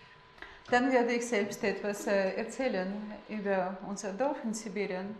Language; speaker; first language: German; non-native, fluent; Russian